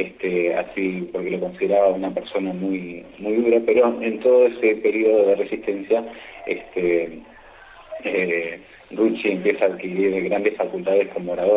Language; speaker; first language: Spanish; native; Spanish